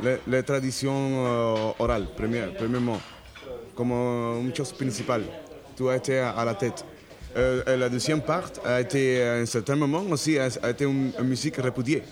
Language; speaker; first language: French; non-native, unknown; Spanish